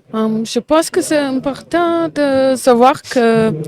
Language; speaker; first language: French; non-native, fluent; German